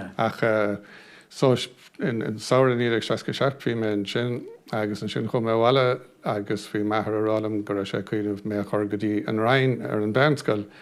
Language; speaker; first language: Irish; non-native, local second language; English